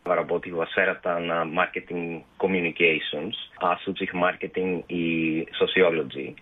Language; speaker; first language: Bulgarian; non-native, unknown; Greek